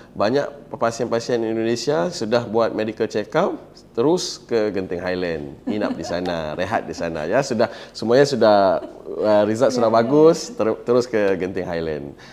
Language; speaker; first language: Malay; native; Malay